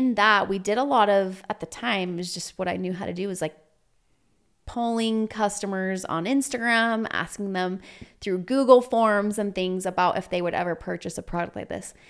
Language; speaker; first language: English; native; English